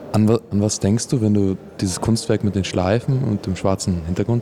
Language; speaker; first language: German; native; German